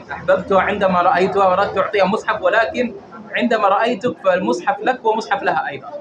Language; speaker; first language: Arabic; native; Arabic